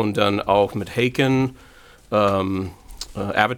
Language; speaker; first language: German; non-native, fluent; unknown